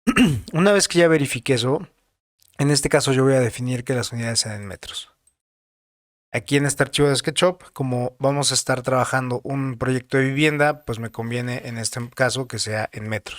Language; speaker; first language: Spanish; native; Spanish